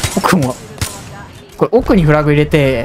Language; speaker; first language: Japanese; native; Japanese